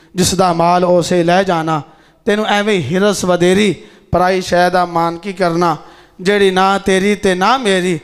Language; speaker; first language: Urdu; non-native, local second language; Punjabi